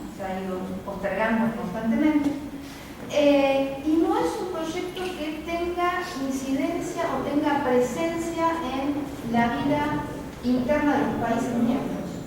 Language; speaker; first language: Spanish; native; Spanish